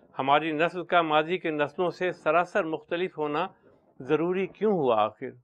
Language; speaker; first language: Urdu; native; Urdu